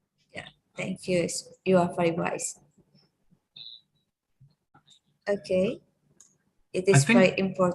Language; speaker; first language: English; non-native, learner; Indonesian